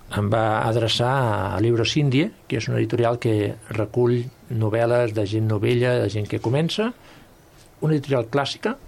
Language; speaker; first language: Catalan; native; Catalan